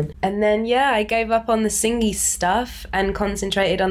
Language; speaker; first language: English; native; English